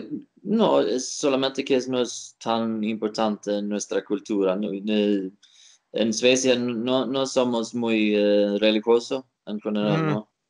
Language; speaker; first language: Spanish; non-native, learner; Swedish